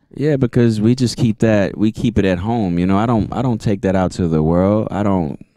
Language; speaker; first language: English; native; English